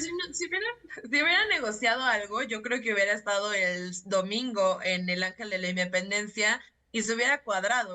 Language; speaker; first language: Spanish; native; Spanish